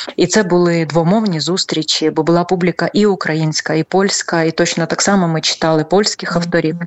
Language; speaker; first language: Ukrainian; native; Ukrainian